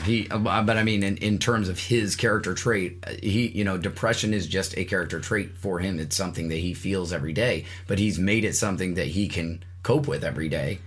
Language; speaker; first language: English; native; English